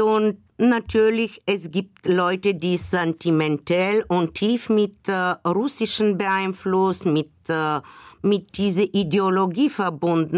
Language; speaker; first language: German; non-native, fluent; Bulgarian